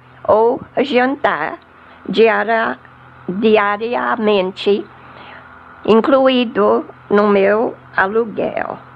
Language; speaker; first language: Portuguese; non-native, fluent; English